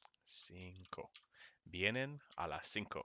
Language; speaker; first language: Spanish; non-native, fluent; English